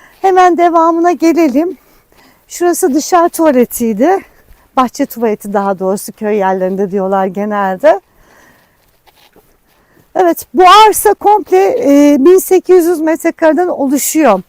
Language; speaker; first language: Turkish; native; Turkish